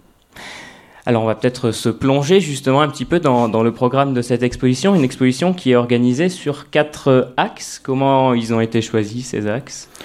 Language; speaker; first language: French; native; French